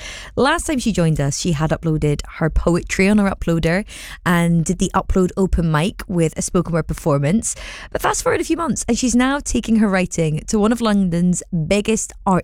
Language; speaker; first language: English; native; English